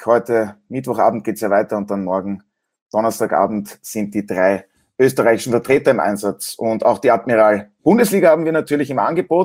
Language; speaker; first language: German; native; German